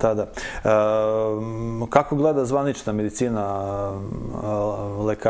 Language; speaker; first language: Serbian; native; Serbian